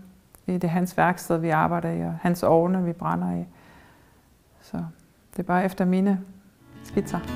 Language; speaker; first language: Danish; early bilingual, heritage; German